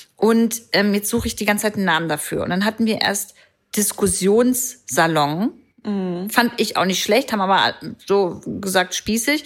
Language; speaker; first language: German; native; German